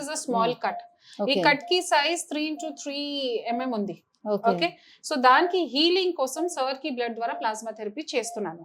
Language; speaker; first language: Telugu; non-native, local second language; Hindi